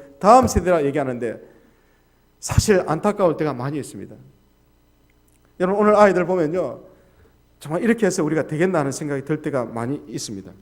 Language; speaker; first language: Korean; native; Korean